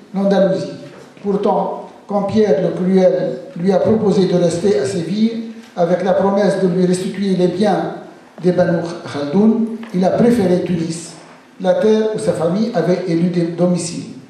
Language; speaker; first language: French; non-native, local second language; Arabic